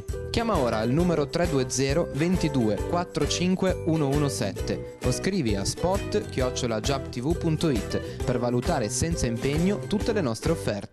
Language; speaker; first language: Italian; native; Italian